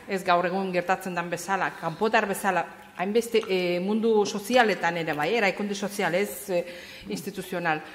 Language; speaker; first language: Basque; non-native, fluent; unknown